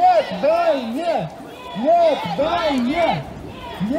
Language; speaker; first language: Russian; native; Russian